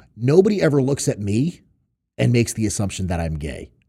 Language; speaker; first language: English; native; English